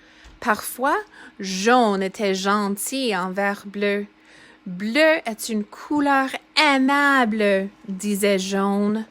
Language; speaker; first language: French; non-native, fluent; English